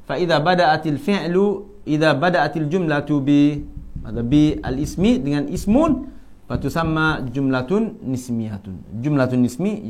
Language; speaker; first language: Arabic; non-native, fluent; Malay